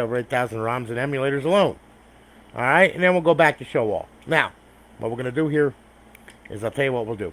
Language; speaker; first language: English; native; English